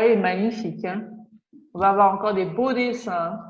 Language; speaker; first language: French; native; French